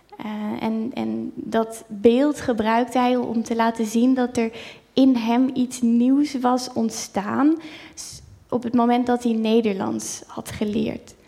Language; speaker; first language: Dutch; native; Dutch